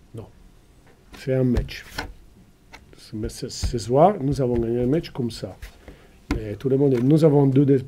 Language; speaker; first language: French; non-native, fluent; Italian